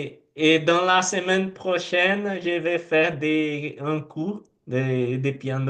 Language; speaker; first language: French; non-native, learner; Portuguese